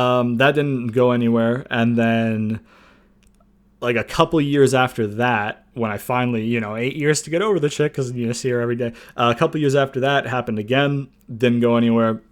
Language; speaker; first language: English; native; English